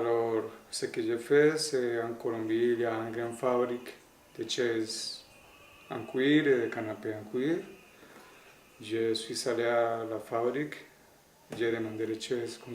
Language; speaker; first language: French; non-native, fluent; Spanish